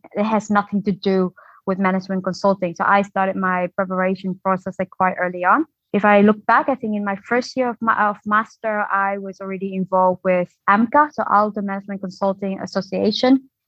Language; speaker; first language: English; non-native, fluent; Vietnamese